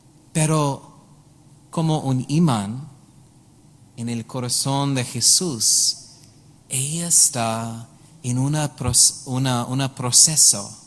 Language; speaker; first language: Spanish; non-native, learner; English